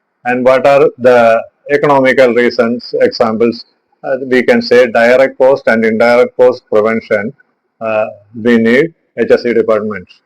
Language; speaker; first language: English; non-native, local second language; Malayalam